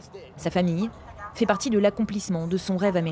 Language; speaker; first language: French; native; French